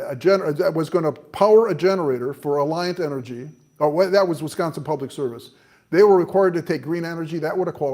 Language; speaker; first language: English; native; English